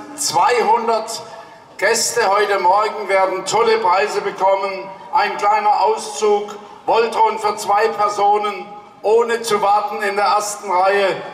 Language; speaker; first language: German; native; German